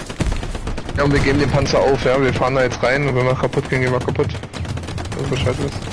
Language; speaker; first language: German; native; German